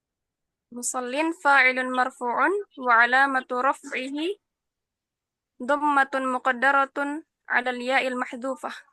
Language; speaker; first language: Arabic; non-native, learner; Indonesian